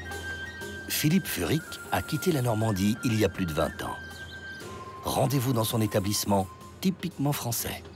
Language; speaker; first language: French; native; French